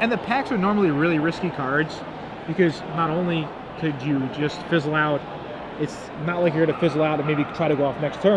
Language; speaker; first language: English; native; English